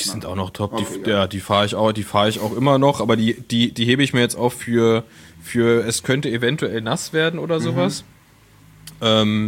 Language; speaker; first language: German; native; German